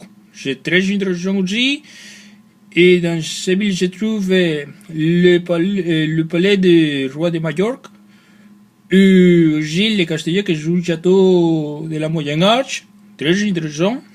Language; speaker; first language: French; non-native, learner; Spanish